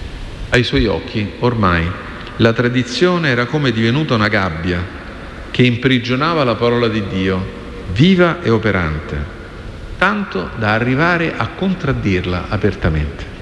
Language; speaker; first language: Italian; native; Italian